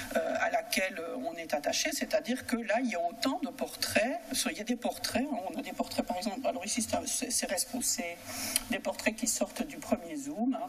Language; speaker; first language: French; native; French